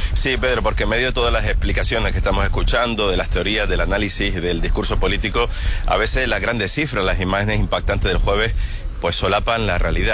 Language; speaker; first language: Spanish; native; Spanish